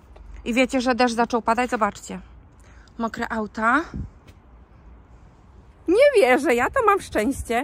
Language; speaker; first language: Polish; native; Polish